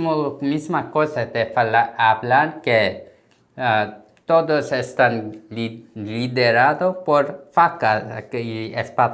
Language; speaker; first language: Spanish; non-native, learner; Korean